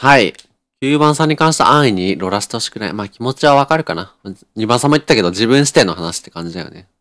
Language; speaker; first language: Japanese; native; Japanese